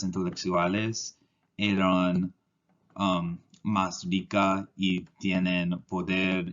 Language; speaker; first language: Spanish; non-native, learner; English